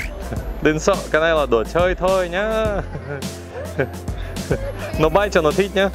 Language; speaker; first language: Vietnamese; non-native, learner; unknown